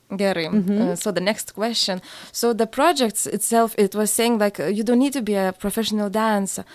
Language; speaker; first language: English; non-native, learner; Lithuanian